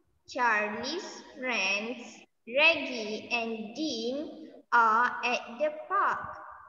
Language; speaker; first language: English; non-native, local second language; Malay